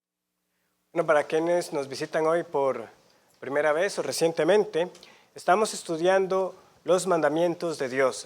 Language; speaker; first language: Spanish; native; Spanish